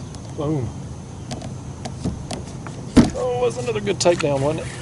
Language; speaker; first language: English; native; English